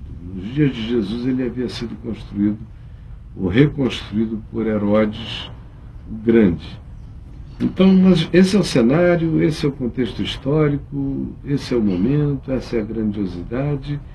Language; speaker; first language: Portuguese; native; Portuguese